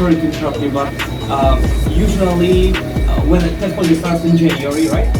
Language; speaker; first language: English; non-native, learner; Russian